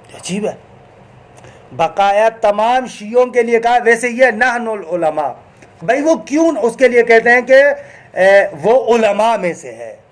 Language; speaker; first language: Urdu; non-native, local second language; Sindhi